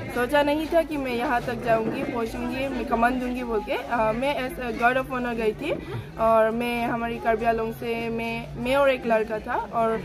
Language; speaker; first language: Hindi; non-native, local second language; Garo